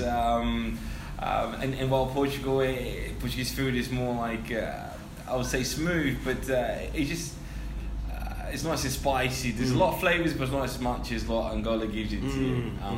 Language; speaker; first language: English; early bilingual, other home language; Portuguese